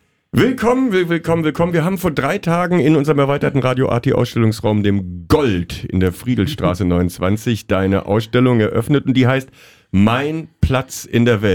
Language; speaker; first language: German; native; German